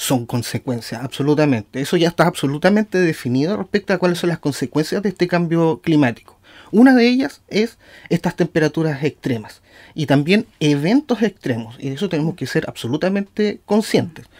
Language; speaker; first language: Spanish; native; Spanish